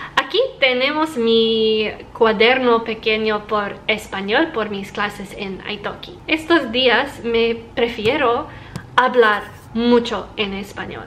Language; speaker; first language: Spanish; non-native, learner; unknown